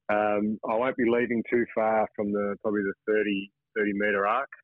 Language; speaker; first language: English; native; English